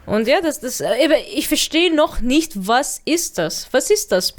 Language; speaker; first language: German; early bilingual, other home language; Arabic